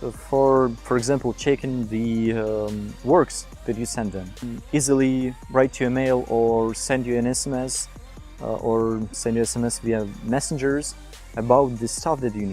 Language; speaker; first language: English; non-native, fluent; Ukrainian